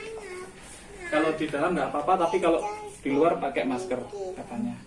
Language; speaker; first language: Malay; non-native, local second language; Javanese